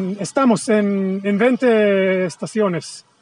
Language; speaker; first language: Spanish; non-native, fluent; Hebrew